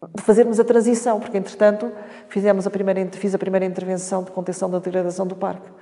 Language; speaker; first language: Portuguese; native; Portuguese